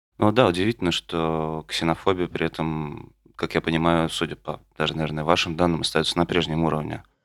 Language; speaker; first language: Russian; native; Russian